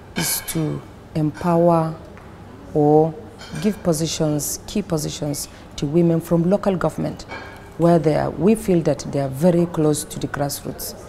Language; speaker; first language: English; non-native, local second language; Fula